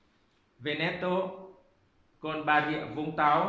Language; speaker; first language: Italian; non-native, learner; Vietnamese